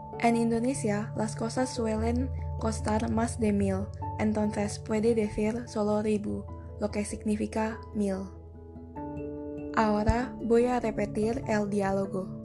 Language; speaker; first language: Spanish; non-native, fluent; Indonesian